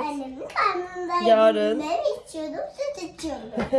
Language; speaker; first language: Turkish; early bilingual, heritage; Turkish